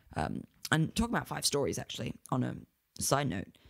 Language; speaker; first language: English; native; English